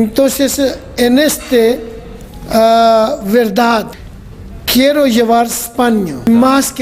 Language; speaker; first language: Spanish; non-native, learner; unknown